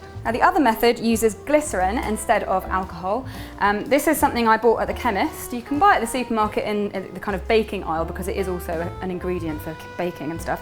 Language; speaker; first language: English; native; English